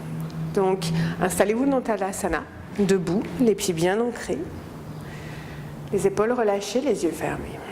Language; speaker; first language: French; native; French